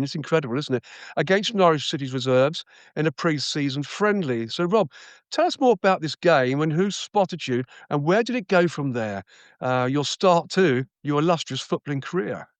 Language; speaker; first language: English; native; English